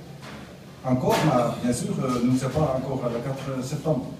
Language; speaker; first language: French; non-native, learner; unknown